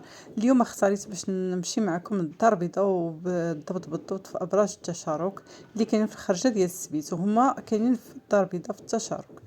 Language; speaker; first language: Arabic; native; Arabic